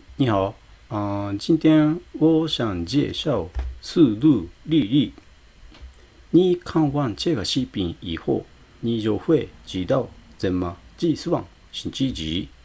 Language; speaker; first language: Chinese; non-native, learner; Japanese